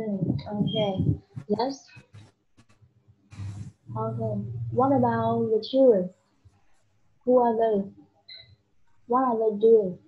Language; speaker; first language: English; non-native, learner; Vietnamese